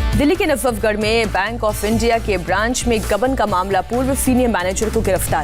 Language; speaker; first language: Hindi; native; Hindi